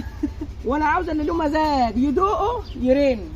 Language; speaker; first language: Arabic; native; Arabic